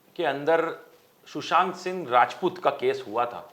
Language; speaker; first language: Hindi; non-native, local second language; Marathi